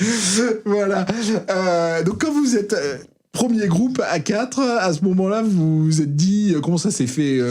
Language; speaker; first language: French; native; French